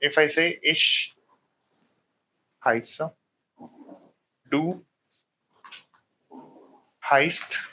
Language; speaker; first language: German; non-native, fluent; Telugu